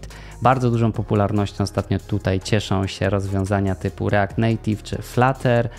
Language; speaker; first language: Polish; native; Polish